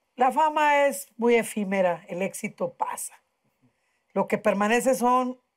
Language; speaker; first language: Spanish; native; Spanish